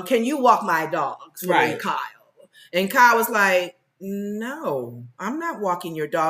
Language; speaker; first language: English; native; English